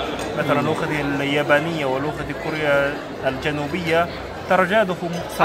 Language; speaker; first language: Arabic; non-native, learner; Chinese